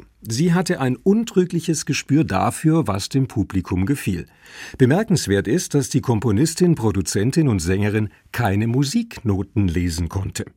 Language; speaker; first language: German; native; German